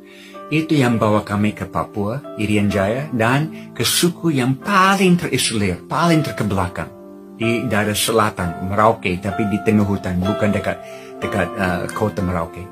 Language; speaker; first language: Indonesian; non-native, fluent; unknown